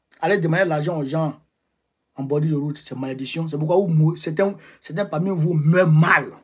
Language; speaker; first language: French; non-native, local second language; Bambara